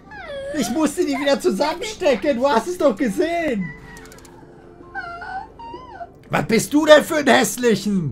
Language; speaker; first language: German; native; German